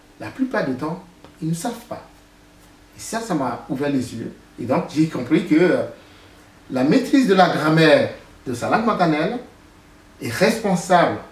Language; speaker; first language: French; non-native, fluent; English